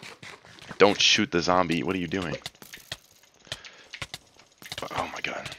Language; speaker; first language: English; native; English